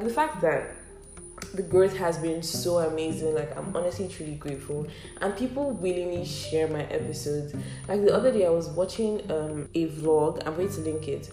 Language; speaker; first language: English; non-native, local second language; Yoruba